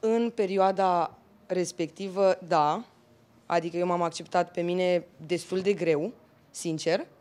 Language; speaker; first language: Romanian; native; Romanian